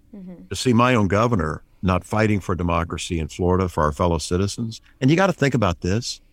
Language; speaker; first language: English; native; English